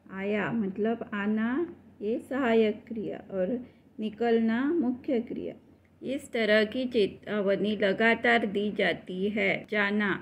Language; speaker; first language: Hindi; non-native, local second language; Marathi